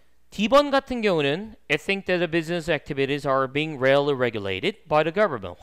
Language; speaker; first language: English; non-native, fluent; Korean